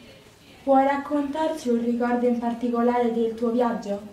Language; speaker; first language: Italian; native; Italian